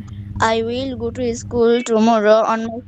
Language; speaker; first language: English; non-native, learner; Bangla